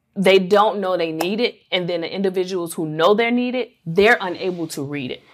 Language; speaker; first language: English; native; English